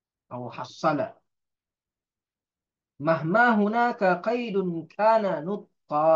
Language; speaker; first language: Arabic; non-native, fluent; Indonesian